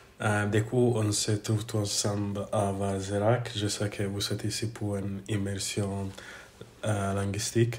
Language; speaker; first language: French; non-native, fluent; English